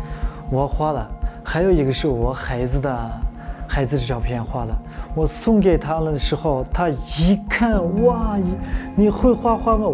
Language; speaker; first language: Chinese; non-native, local second language; Uyghur